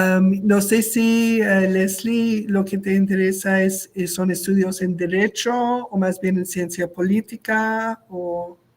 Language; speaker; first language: Spanish; non-native, local second language; French